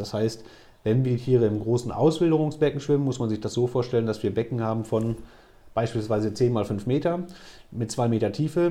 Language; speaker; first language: German; native; German